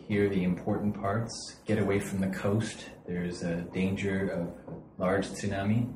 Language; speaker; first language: English; native; English